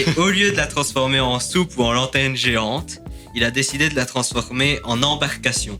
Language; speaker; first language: French; native; French